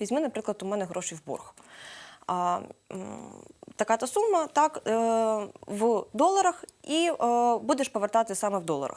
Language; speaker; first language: Ukrainian; native; Ukrainian